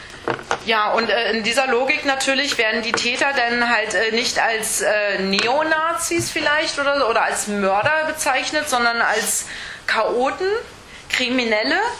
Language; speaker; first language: German; native; German